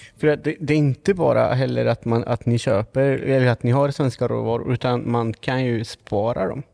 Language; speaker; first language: Swedish; native; Swedish